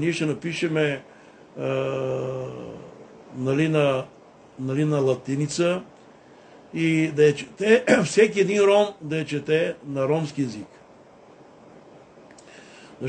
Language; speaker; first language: Bulgarian; non-native, local second language; Romany